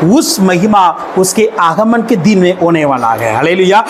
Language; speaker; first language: Hindi; non-native, local second language; Tamil